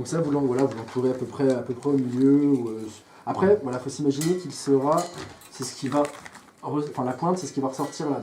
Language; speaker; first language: French; native; French